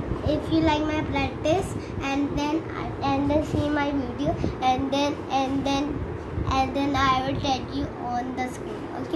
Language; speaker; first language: English; non-native, learner; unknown